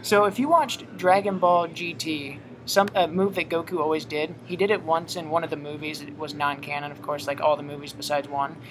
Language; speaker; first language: English; native; English